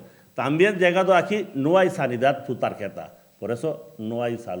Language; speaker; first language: Spanish; non-native, learner; Bangla